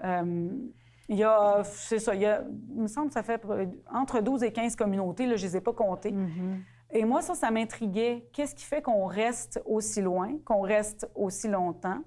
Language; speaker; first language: French; native; French